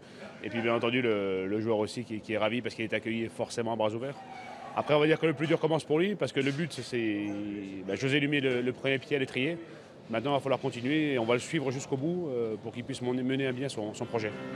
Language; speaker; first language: French; native; French